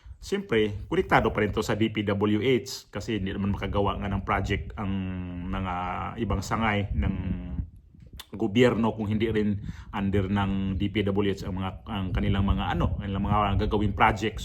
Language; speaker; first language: Filipino; non-native, local second language; Cebuano